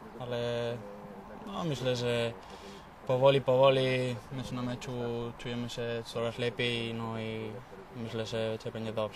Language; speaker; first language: Polish; non-native, learner; Spanish